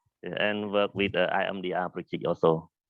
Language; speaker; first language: English; non-native, learner; Khmer